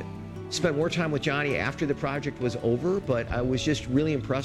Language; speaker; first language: English; native; English